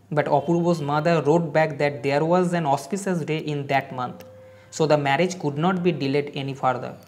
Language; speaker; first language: English; non-native, local second language; Bangla